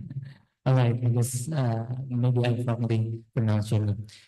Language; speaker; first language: English; non-native, fluent; Indonesian